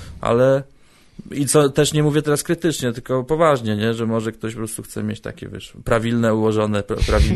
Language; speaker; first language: Polish; native; Polish